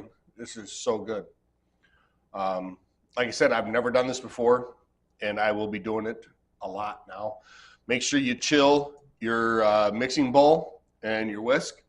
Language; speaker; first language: English; native; English